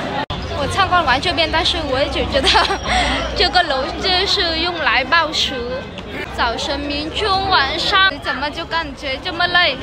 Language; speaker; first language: Chinese; non-native, fluent; Vietnamese